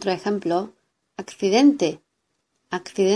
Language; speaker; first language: Spanish; non-native, fluent; Chinese